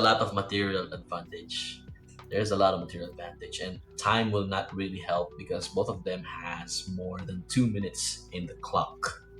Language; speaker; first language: English; non-native, local second language; Filipino